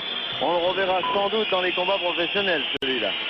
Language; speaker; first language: French; native; French